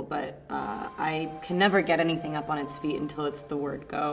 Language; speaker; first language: English; native; English